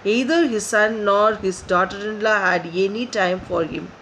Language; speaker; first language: English; non-native, local second language; Tamil